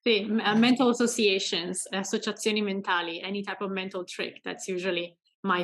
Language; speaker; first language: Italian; native; Italian